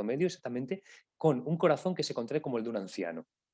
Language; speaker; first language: Spanish; native; Spanish